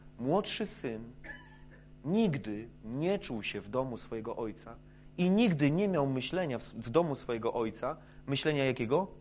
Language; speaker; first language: Polish; non-native, fluent; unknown